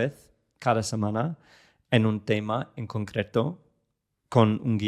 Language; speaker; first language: Spanish; non-native, fluent; English